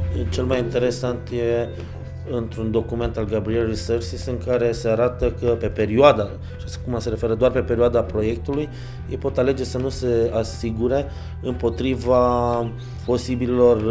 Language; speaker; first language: Romanian; native; Romanian